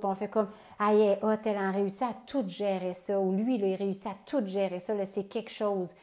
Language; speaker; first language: French; native; French